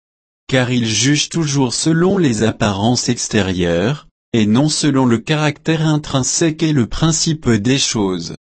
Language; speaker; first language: French; native; French